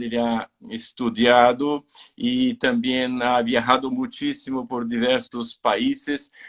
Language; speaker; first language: Spanish; non-native, fluent; Portuguese